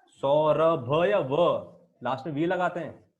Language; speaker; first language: Hindi; native; Hindi